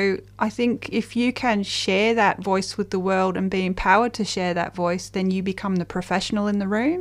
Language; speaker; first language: English; native; English